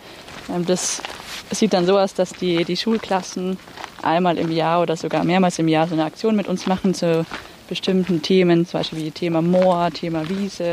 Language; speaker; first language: German; native; German